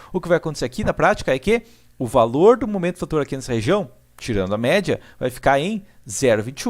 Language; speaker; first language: Portuguese; native; Portuguese